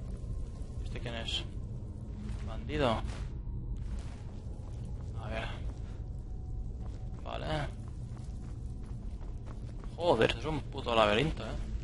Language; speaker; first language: Spanish; native; Spanish